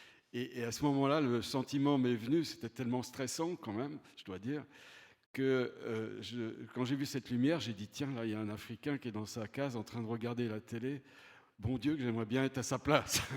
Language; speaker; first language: French; native; French